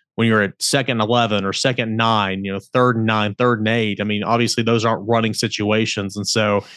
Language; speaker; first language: English; native; English